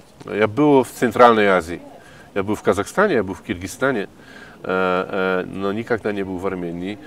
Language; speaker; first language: Russian; non-native, fluent; Polish